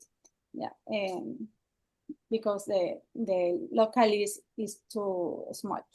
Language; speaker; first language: English; non-native, learner; Spanish